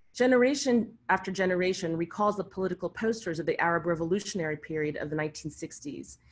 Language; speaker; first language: English; early bilingual, other home language; Arabic